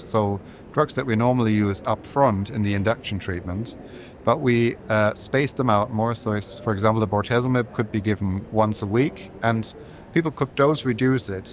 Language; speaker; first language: English; non-native, fluent; German